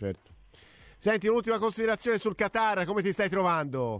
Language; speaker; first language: Italian; native; Italian